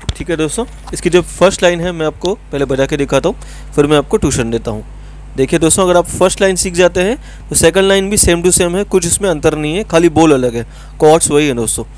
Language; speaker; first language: Hindi; native; Hindi